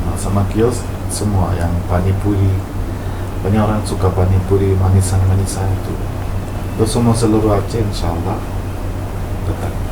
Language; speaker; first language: Indonesian; non-native, local second language; Malayalam